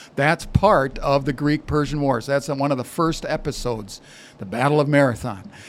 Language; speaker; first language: English; native; English